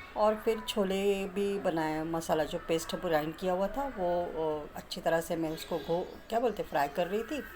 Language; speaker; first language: Hindi; non-native, local second language; Marathi